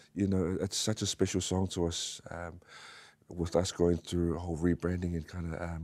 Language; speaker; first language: English; native; English